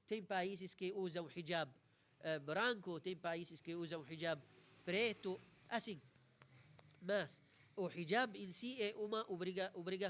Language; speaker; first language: Portuguese; non-native, fluent; Arabic